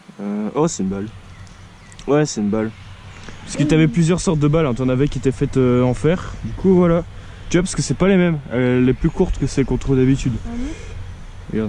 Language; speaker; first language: French; native; French